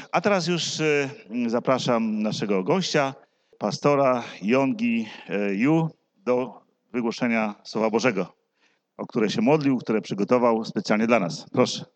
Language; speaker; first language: Polish; native; Polish